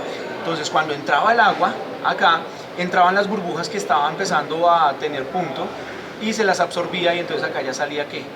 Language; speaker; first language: Spanish; native; Spanish